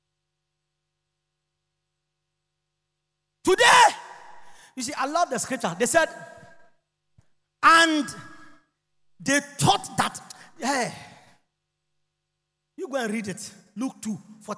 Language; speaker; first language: English; non-native, local second language; Akan